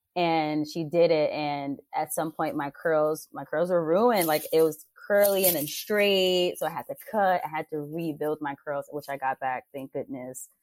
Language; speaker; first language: English; native; English